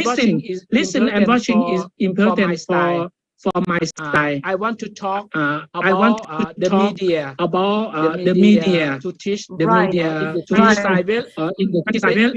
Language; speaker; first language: English; non-native, learner; Thai